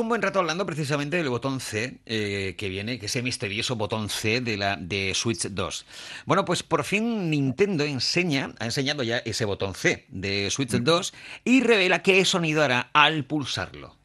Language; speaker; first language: Spanish; native; Spanish